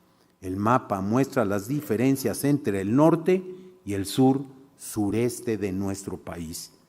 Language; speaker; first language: Spanish; native; Spanish